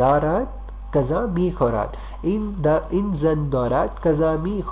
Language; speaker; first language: Persian; non-native, learner; Urdu